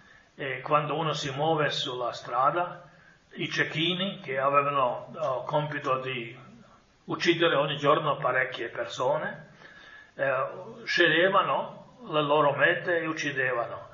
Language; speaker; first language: Italian; non-native, fluent; Croatian